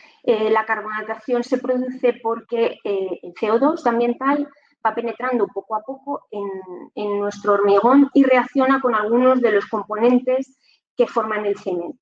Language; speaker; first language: Spanish; native; Spanish